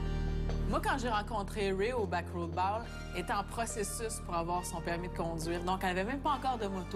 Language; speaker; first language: French; native; French